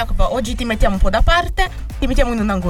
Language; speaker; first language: Italian; native; Italian